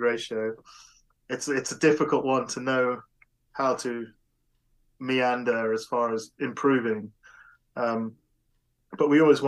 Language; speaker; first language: English; native; English